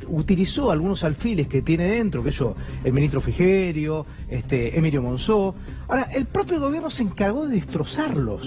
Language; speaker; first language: Spanish; native; Spanish